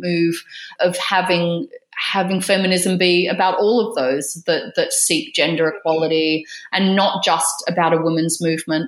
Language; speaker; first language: English; native; English